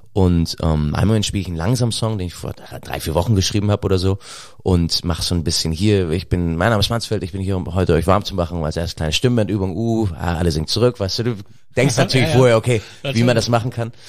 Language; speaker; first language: German; native; German